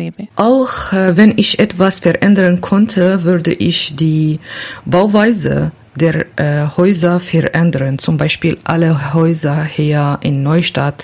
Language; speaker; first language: German; non-native, learner; Kurdish